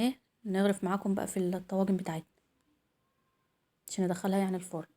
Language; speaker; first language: Arabic; native; Arabic